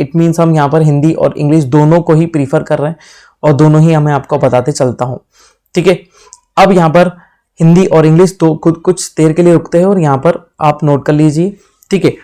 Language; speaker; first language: Hindi; native; Hindi